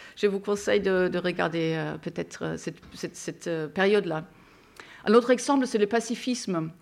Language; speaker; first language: French; non-native, fluent; German